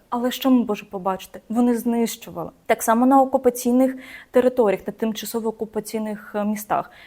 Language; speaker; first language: Ukrainian; non-native, local second language; Russian